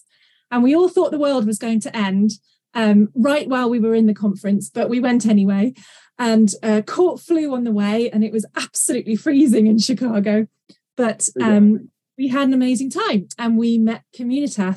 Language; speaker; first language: English; native; English